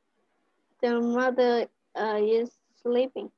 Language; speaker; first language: English; non-native, learner; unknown